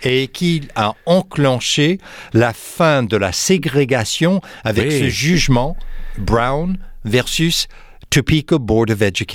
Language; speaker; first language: French; non-native, fluent; English